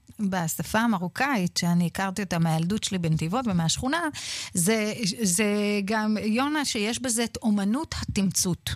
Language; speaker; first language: Hebrew; native; Hebrew